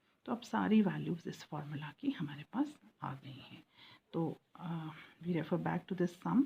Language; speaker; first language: Hindi; native; Hindi